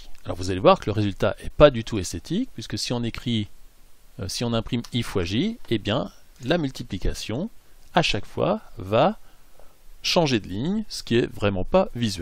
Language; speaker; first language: French; native; French